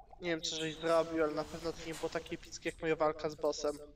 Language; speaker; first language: Polish; native; Polish